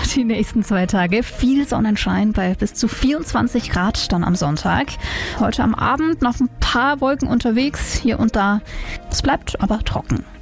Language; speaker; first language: German; native; German